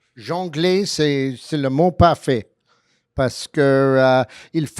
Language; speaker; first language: French; early bilingual, heritage; French